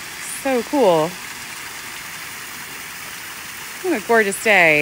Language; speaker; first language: English; native; English